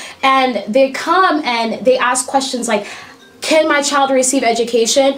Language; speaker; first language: English; early bilingual, other home language; French